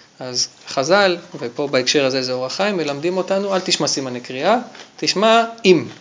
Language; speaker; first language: Hebrew; native; Hebrew